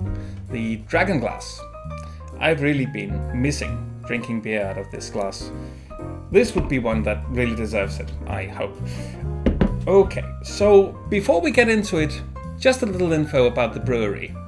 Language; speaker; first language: English; non-native, fluent; Danish